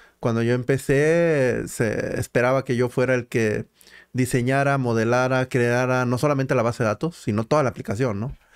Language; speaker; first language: Spanish; native; Spanish